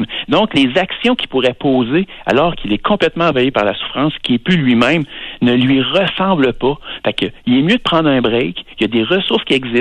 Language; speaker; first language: French; native; French